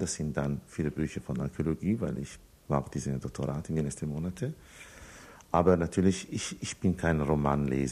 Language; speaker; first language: German; non-native, fluent; Italian